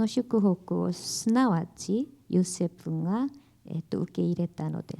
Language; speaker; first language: Japanese; non-native, learner; Korean